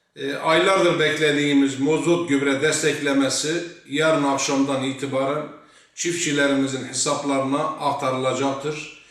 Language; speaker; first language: Turkish; native; Turkish